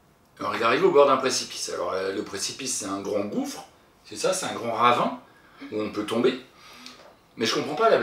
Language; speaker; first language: French; native; French